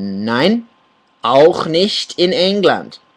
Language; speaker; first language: German; non-native, fluent; English